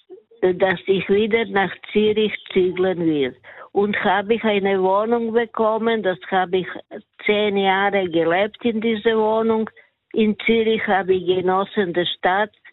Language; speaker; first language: German; non-native, fluent; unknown